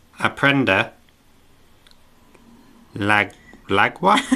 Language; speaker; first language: Catalan; non-native, learner; English